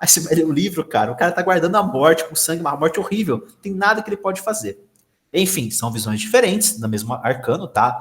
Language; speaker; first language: Portuguese; native; Portuguese